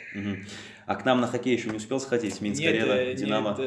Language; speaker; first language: Russian; native; Russian